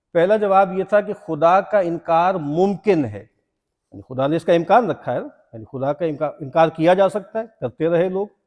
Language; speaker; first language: Urdu; non-native, local second language; Punjabi